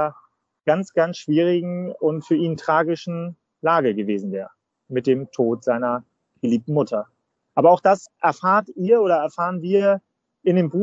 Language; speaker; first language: German; native; German